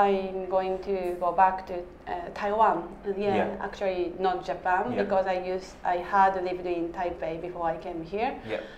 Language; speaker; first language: English; non-native, learner; Japanese